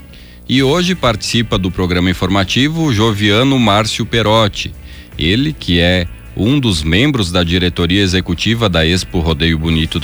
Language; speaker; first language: Portuguese; native; Portuguese